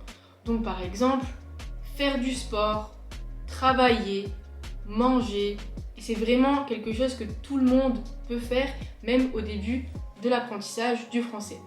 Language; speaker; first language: French; native; French